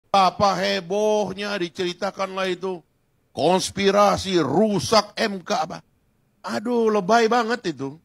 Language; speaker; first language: Indonesian; non-native, local second language; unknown